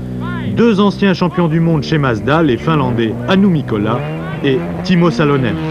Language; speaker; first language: French; native; French